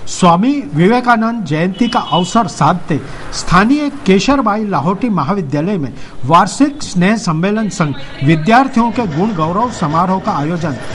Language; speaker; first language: Hindi; non-native, local second language; Marathi